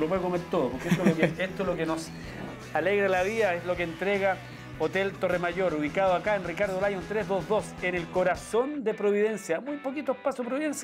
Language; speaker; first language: Spanish; native; Spanish